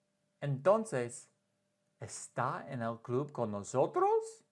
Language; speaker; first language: Spanish; non-native, fluent; English